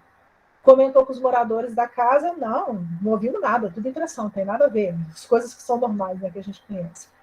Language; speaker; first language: Portuguese; native; Portuguese